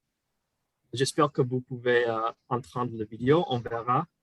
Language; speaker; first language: French; non-native, fluent; English